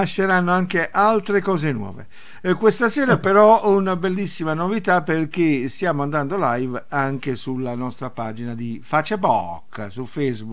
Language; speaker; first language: Italian; native; Italian